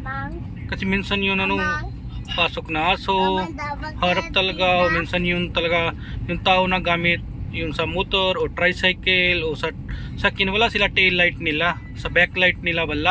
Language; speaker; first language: Filipino; non-native, learner; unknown